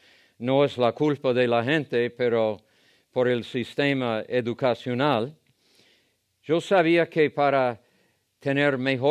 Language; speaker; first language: Spanish; non-native, fluent; English